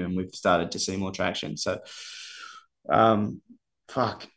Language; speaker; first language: English; native; English